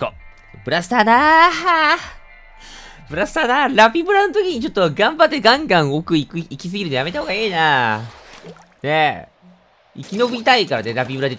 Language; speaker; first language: Japanese; native; Japanese